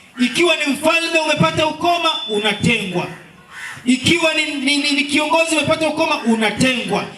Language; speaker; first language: Swahili; non-native, local second language; Luo (Kenya and Tanzania)